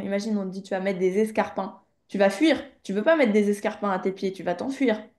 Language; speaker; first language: French; native; French